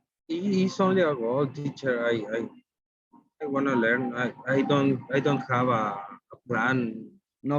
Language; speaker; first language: English; non-native, learner; Spanish